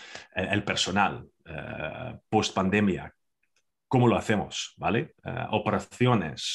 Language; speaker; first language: Spanish; non-native, fluent; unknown